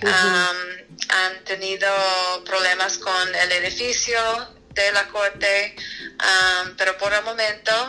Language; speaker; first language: Spanish; non-native, fluent; English